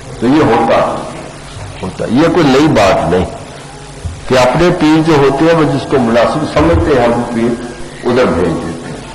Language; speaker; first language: Urdu; non-native, local second language; Punjabi